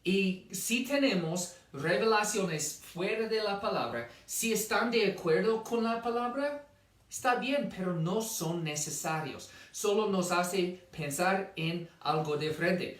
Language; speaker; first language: Spanish; non-native, fluent; English